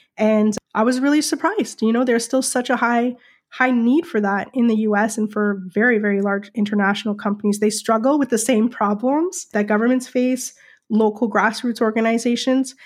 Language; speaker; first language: English; native; English